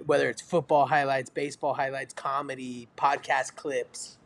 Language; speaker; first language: English; native; English